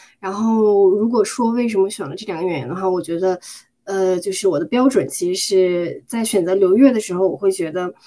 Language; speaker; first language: Chinese; native; Chinese